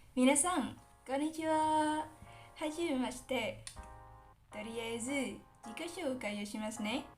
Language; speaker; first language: Japanese; non-native, learner; Indonesian